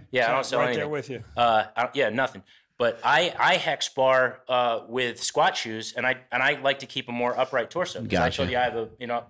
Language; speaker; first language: English; native; English